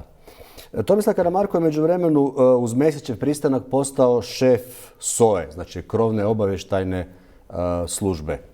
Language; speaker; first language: Croatian; native; Croatian